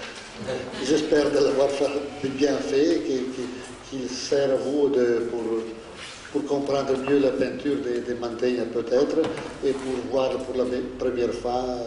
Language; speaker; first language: French; non-native, fluent; Italian